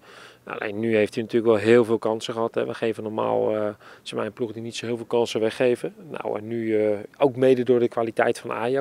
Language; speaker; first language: Dutch; native; Dutch